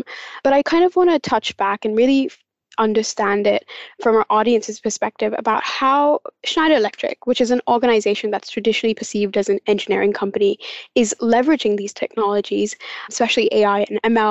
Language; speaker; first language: English; non-native, local second language; Cantonese